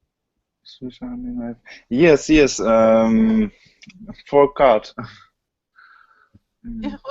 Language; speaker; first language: English; non-native, learner; Russian